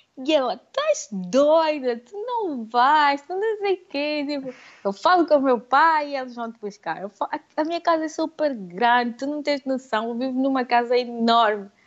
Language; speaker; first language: Portuguese; native; Portuguese